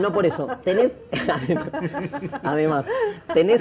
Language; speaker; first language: Spanish; native; Spanish